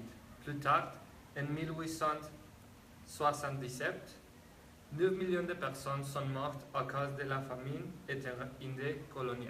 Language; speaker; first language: French; non-native, learner; Spanish